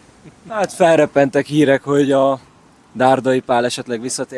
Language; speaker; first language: Hungarian; native; Hungarian